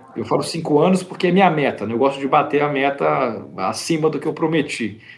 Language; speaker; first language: Portuguese; native; Portuguese